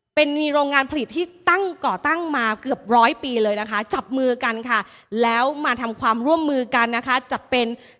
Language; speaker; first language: Thai; native; Thai